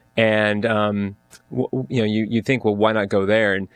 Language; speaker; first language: English; native; English